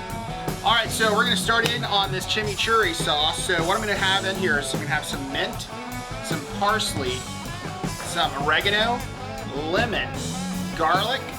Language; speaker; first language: English; native; English